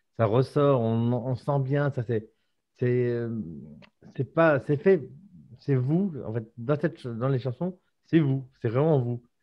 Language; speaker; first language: French; native; French